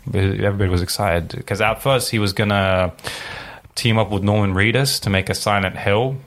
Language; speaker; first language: English; early bilingual, other home language; Arabic